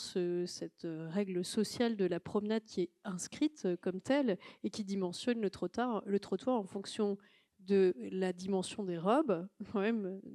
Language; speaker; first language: French; native; French